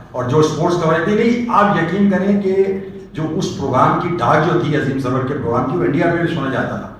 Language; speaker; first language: Urdu; native; Urdu